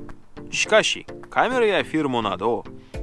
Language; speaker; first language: Japanese; non-native, learner; Russian